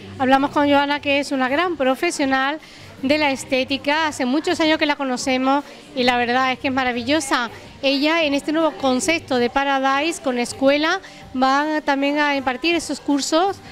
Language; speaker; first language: Spanish; native; Spanish